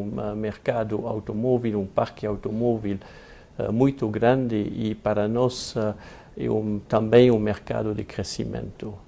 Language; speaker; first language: Portuguese; non-native, fluent; French